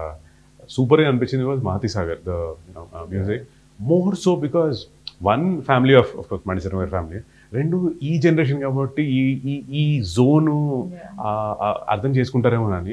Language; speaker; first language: Telugu; native; Telugu